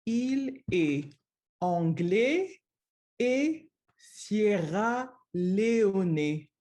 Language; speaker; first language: French; non-native, learner; English